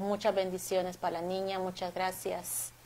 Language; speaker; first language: Spanish; native; Spanish